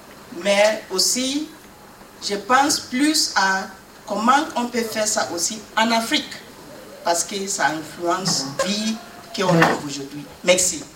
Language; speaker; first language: French; non-native, learner; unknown